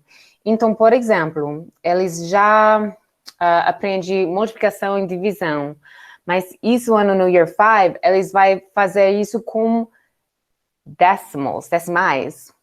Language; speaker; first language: Portuguese; non-native, learner; English